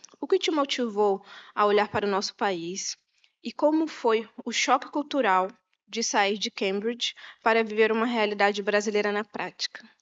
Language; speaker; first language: Portuguese; native; Portuguese